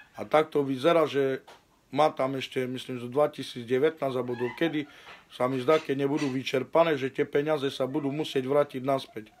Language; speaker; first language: Slovak; native; Slovak